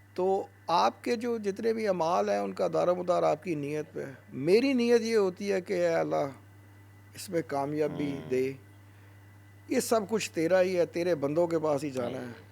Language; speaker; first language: Urdu; native; Urdu